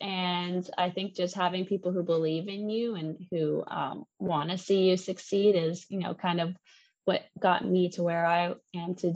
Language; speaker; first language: English; native; English